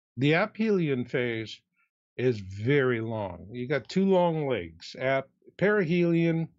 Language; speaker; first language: English; native; English